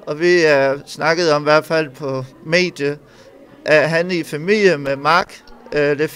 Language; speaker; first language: Danish; native; Danish